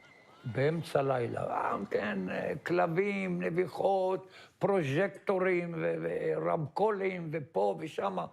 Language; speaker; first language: Hebrew; non-native, fluent; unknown